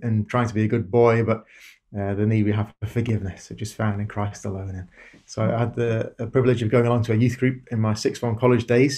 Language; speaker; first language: English; native; English